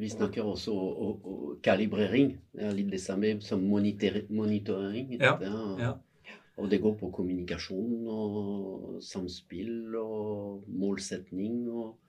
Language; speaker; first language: Norwegian; non-native, fluent; French